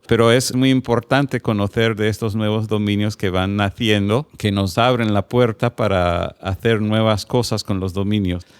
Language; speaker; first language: Spanish; non-native, fluent; English